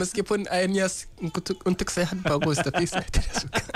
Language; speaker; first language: Indonesian; non-native, learner; Hausa